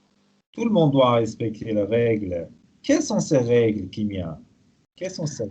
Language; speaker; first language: French; non-native, fluent; Persian